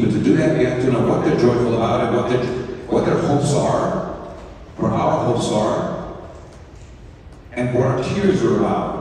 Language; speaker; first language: English; early bilingual, other home language; Spanish